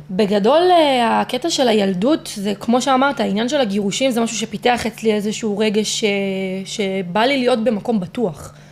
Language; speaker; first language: Hebrew; native; Hebrew